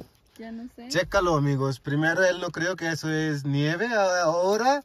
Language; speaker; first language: Spanish; non-native, learner; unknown